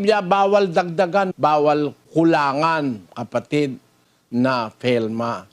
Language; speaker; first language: Filipino; native; Filipino